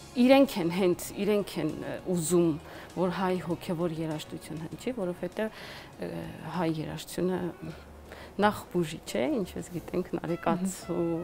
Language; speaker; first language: Armenian; native; Armenian